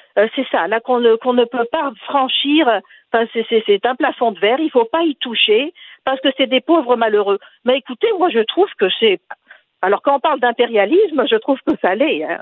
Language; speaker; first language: French; non-native, local second language; Arabic